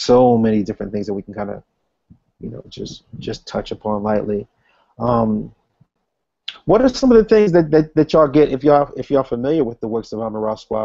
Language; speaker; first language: English; native; English